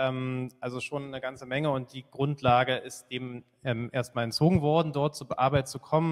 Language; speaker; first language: German; native; German